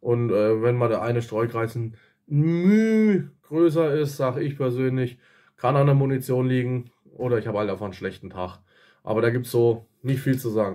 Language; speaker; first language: German; native; German